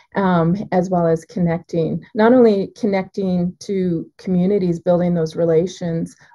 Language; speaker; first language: English; native; English